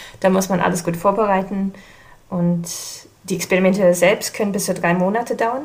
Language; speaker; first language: German; non-native, fluent; English